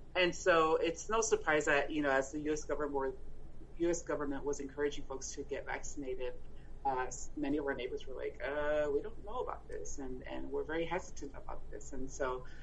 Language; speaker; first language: English; early bilingual, other home language; Spanish